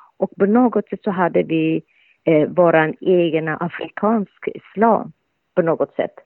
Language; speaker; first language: Swedish; non-native, fluent; Somali